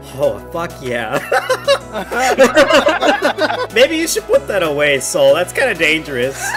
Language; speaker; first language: English; native; English